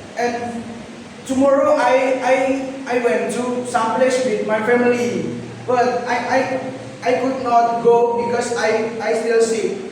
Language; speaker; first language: English; non-native, learner; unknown